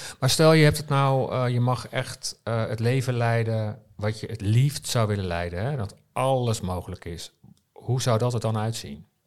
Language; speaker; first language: Dutch; native; Dutch